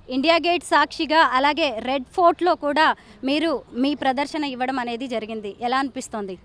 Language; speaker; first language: Telugu; native; Telugu